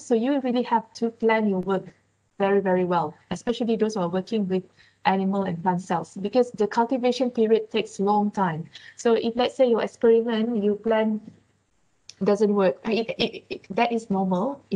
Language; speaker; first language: English; non-native, local second language; Malay